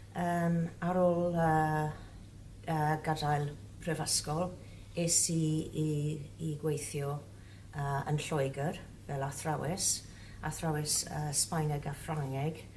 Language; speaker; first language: Welsh; non-native, local second language; English